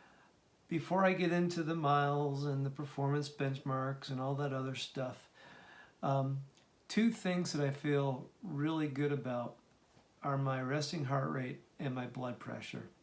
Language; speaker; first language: English; native; English